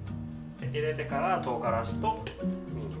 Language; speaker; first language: Japanese; non-native, learner; Thai